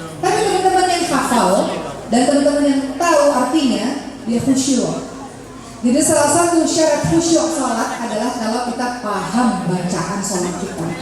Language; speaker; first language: Indonesian; native; Indonesian